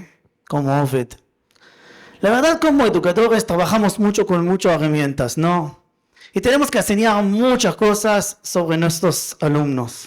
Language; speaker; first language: Spanish; non-native, fluent; Hebrew